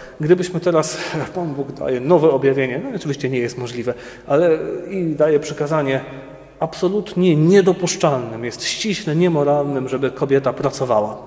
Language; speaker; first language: Polish; native; Polish